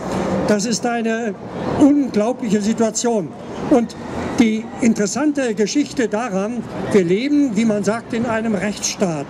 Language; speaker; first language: German; native; German